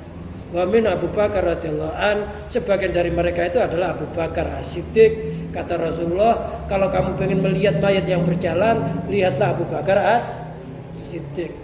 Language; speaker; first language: Indonesian; native; Indonesian